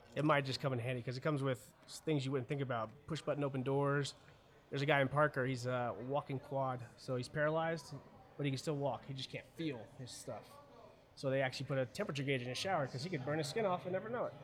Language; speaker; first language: English; early bilingual, other home language; German